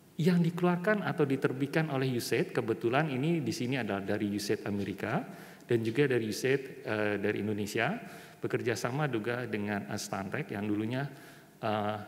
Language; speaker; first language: Indonesian; native; Indonesian